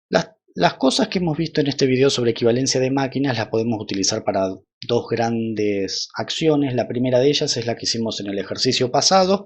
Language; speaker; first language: Spanish; native; Spanish